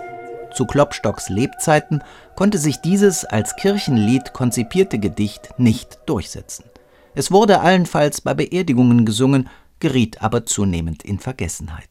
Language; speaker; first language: German; native; German